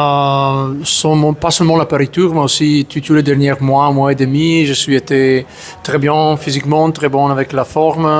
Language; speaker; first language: French; non-native, learner; Italian